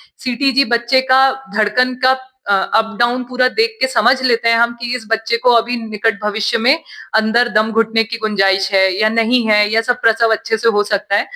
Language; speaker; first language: Hindi; native; Hindi